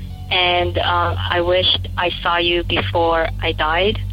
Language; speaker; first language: English; early bilingual, other home language; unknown